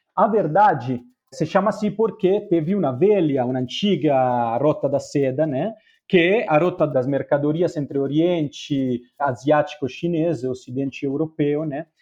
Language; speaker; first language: Portuguese; non-native, fluent; Spanish